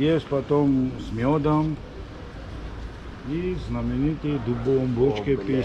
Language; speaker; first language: Russian; non-native, fluent; Georgian